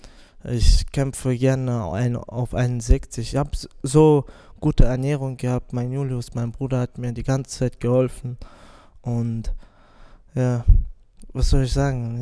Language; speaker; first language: German; non-native, learner; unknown